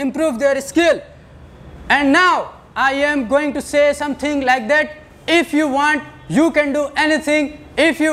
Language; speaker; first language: English; non-native, learner; Hindi